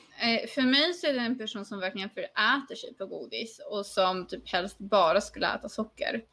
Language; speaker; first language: Swedish; non-native, fluent; Polish